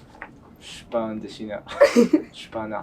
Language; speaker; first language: French; non-native, fluent; English